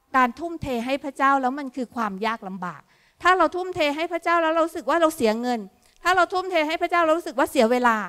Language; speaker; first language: Thai; native; Thai